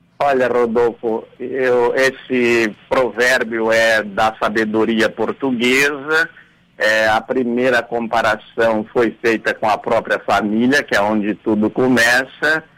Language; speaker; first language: Portuguese; native; Portuguese